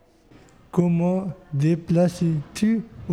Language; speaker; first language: French; non-native, learner; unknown